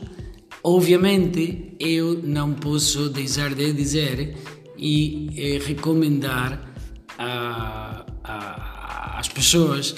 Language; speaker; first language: Portuguese; non-native, fluent; Spanish